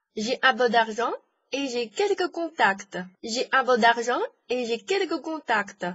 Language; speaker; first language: French; non-native, fluent; Chinese